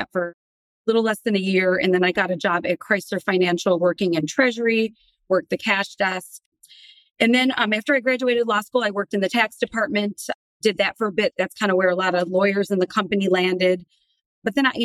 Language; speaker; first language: English; native; English